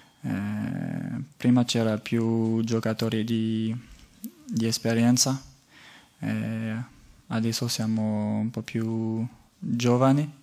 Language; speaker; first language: Italian; non-native, fluent; French